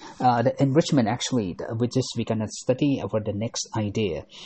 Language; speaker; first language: English; non-native, fluent; Thai